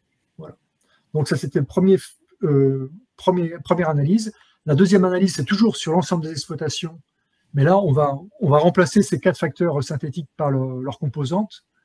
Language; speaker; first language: French; native; French